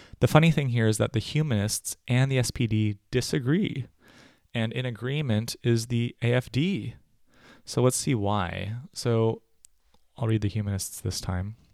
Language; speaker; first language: English; native; English